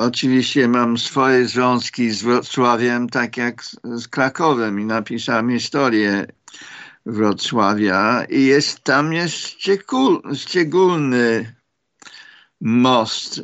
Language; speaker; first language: Polish; non-native, fluent; English